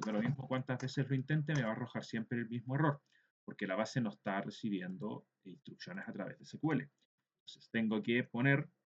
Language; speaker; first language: Spanish; native; Spanish